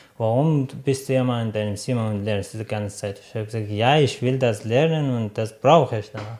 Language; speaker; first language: German; non-native, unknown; Persian